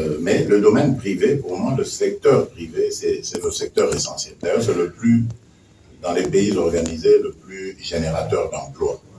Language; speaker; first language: French; non-native, local second language; Luba-Lulua